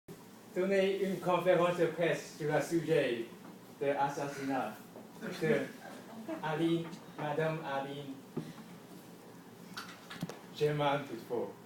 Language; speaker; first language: French; non-native, learner; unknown